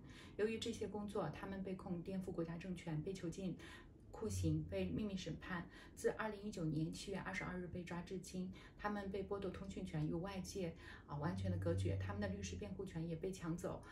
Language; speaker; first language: Chinese; native; Chinese